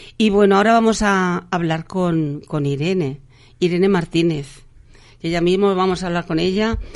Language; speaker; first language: Spanish; native; Spanish